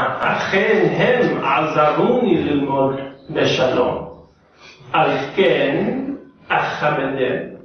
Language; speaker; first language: Hebrew; non-native, learner; English